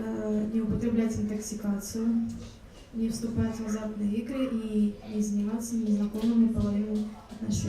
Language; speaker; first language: Russian; native; Russian